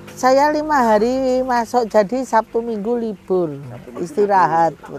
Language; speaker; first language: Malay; non-native, local second language; Javanese